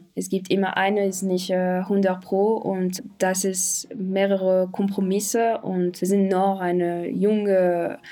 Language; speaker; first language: German; non-native, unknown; French